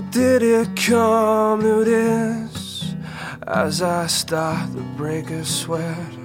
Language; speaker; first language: English; native; English